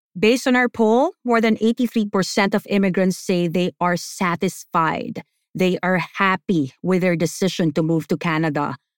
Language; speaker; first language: English; non-native, local second language; Filipino